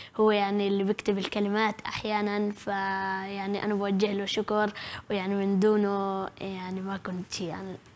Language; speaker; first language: Arabic; native; Arabic